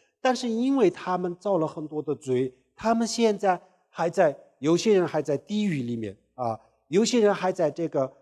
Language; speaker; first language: Chinese; non-native, local second language; Tibetan